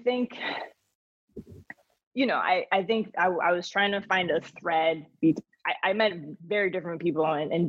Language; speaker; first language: English; non-native, fluent; Spanish